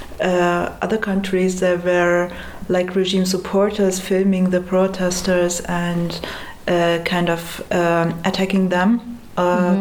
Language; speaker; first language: English; non-native, fluent; Persian